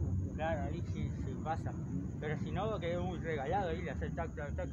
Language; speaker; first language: Spanish; native; Spanish